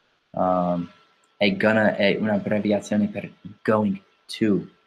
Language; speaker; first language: Italian; non-native, fluent; English